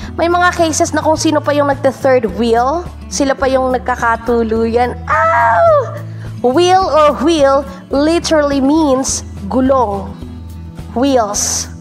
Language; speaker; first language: Filipino; native; Filipino